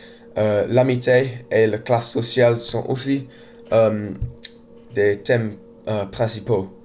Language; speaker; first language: French; non-native, learner; English